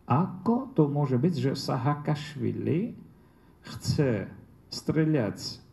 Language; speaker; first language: Slovak; non-native, fluent; Armenian